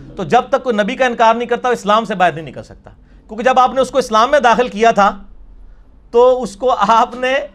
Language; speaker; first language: Urdu; non-native, local second language; Punjabi